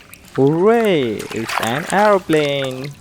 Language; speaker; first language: English; non-native, learner; Indonesian